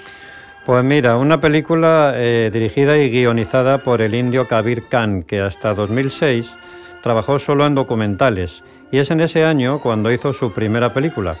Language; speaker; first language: Spanish; native; Spanish